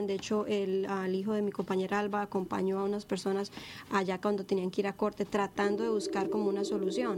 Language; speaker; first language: Spanish; native; Spanish